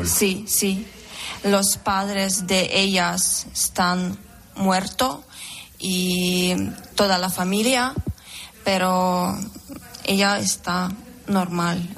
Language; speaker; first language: Spanish; non-native, learner; Ukrainian